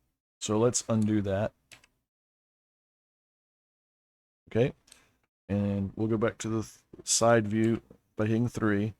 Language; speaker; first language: English; native; English